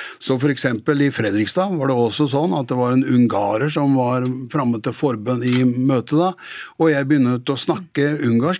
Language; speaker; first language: Norwegian; native; Norwegian